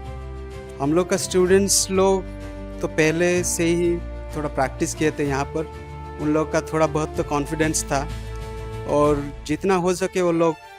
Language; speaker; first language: Hindi; non-native, local second language; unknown